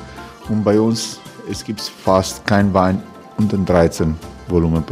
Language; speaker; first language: German; non-native, fluent; Croatian